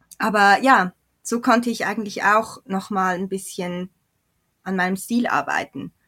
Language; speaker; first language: German; native; German